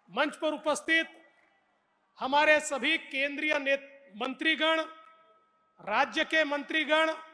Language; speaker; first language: Hindi; non-native, local second language; Marathi